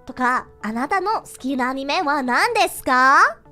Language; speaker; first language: Japanese; non-native, learner; English